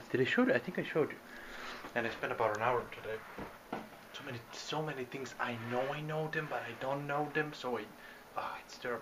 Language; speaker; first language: English; non-native, fluent; Bulgarian